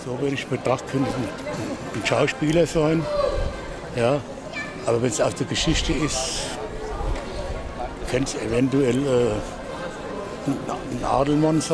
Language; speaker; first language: German; non-native, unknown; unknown